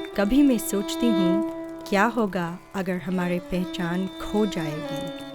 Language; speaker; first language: Hindi; early bilingual, heritage; English